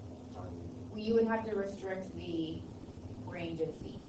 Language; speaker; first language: English; native; English